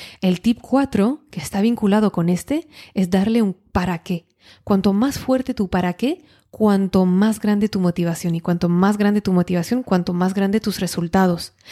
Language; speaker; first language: Spanish; non-native, fluent; French